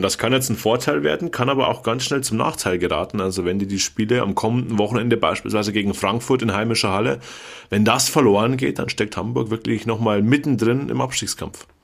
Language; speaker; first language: German; native; German